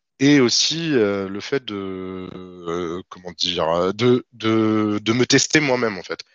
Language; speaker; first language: French; non-native, local second language; Arabic